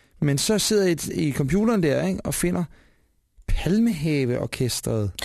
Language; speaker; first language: Danish; native; Danish